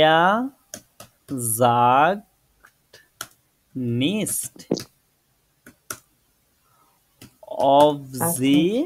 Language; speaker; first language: German; non-native, fluent; Bangla